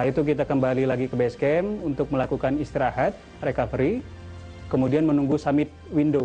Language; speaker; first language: Indonesian; native; Indonesian